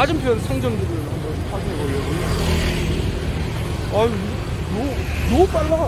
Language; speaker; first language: Korean; native; Korean